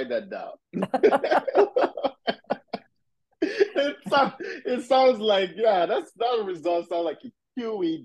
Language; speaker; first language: English; non-native, local second language; Igbo